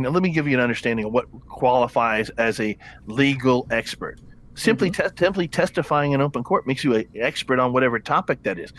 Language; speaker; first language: English; native; English